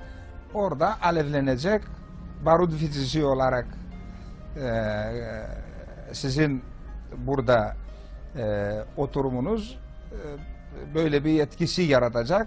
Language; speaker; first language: Turkish; non-native, fluent; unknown